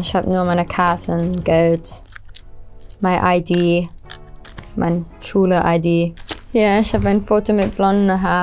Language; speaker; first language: German; early bilingual, heritage; English